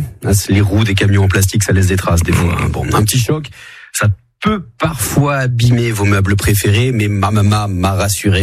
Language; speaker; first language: French; native; French